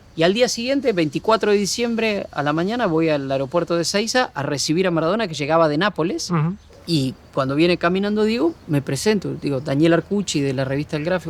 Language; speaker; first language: Spanish; native; Spanish